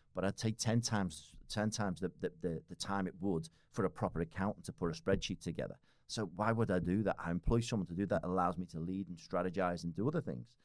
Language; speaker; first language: English; native; English